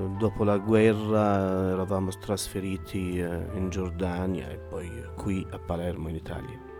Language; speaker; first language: Italian; non-native, fluent; Arabic